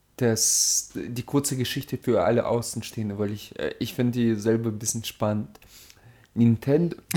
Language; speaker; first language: German; early bilingual, other home language; Russian